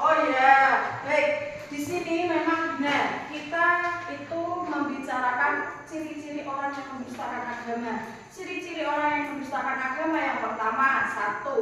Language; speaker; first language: Indonesian; native; Indonesian